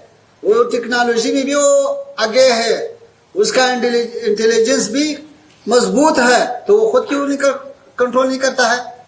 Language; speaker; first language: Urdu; non-native, fluent; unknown